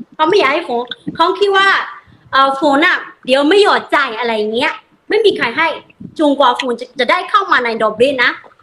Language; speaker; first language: Thai; non-native, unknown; Burmese